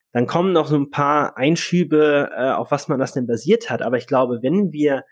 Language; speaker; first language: German; native; German